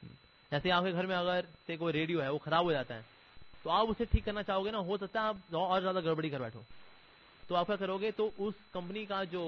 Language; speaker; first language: Hindi; native; Hindi